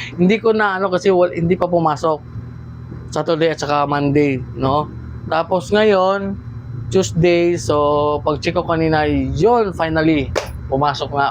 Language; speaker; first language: Filipino; non-native, local second language; Cebuano